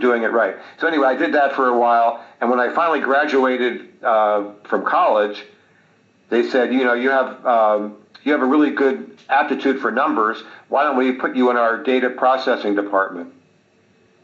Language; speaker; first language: English; native; English